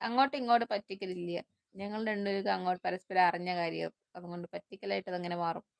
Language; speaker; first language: Malayalam; non-native, local second language; Tamil